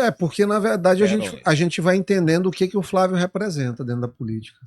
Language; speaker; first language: Portuguese; native; Portuguese